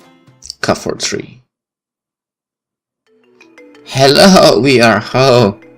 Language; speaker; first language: English; non-native, fluent; Polish